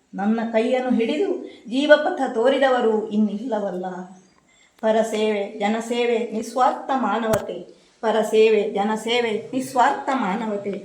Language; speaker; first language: Kannada; native; Kannada